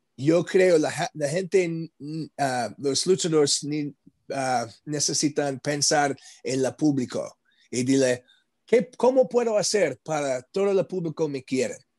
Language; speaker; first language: Spanish; non-native, learner; English